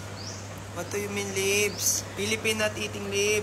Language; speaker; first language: English; non-native, learner; Thai